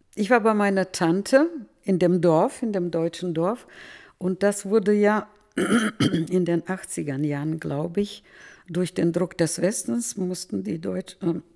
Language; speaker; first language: German; early bilingual, heritage; Russian